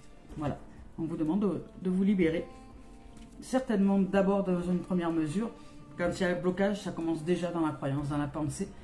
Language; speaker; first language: French; native; French